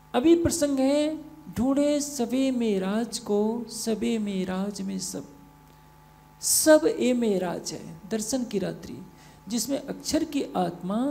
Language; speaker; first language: Hindi; native; Hindi